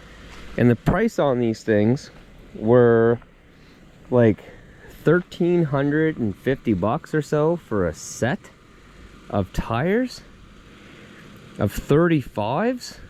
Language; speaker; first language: English; native; English